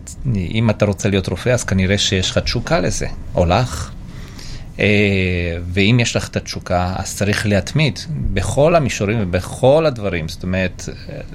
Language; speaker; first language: Hebrew; non-native, fluent; Georgian